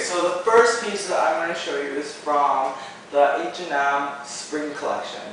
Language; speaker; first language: English; native; English